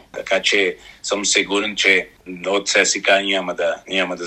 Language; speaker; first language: Bulgarian; non-native, learner; Portuguese